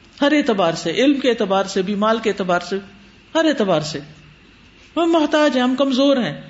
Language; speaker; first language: Urdu; native; Urdu